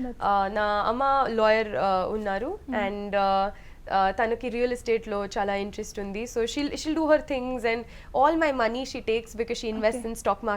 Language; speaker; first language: Telugu; non-native, local second language; Hindi